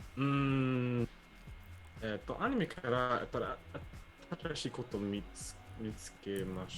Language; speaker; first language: Japanese; non-native, learner; English